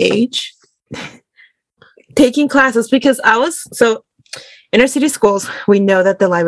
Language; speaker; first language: English; early bilingual, other home language; Spanish